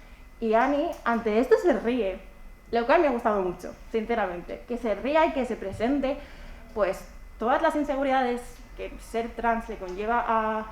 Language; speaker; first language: Spanish; native; Spanish